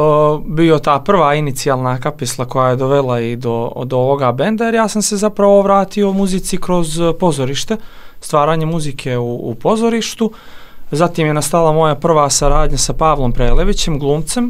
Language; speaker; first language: Serbian; native; Serbian